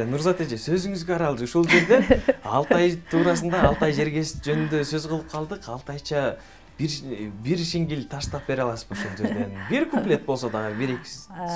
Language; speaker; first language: Kyrgyz; native; Kyrgyz